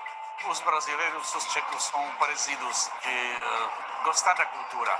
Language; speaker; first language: Portuguese; non-native, fluent; Czech